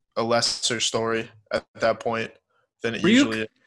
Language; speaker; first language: English; native; English